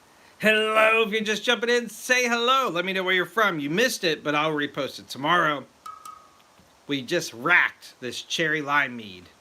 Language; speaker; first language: English; native; English